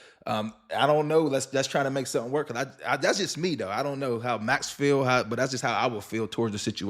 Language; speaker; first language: English; native; English